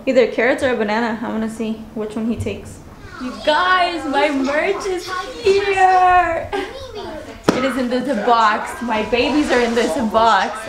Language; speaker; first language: English; early bilingual, other home language; Spanish